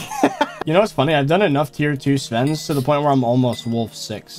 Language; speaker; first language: English; native; English